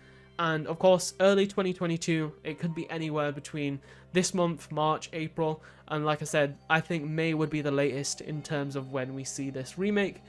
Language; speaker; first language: English; native; English